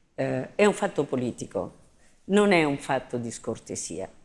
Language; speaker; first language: Italian; native; Italian